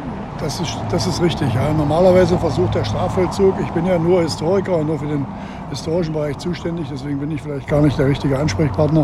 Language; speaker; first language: German; native; German